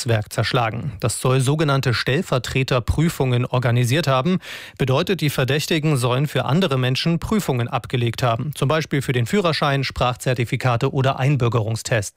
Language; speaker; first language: German; native; German